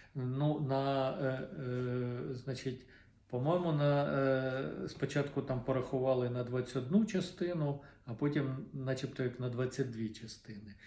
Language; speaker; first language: Ukrainian; non-native, local second language; Russian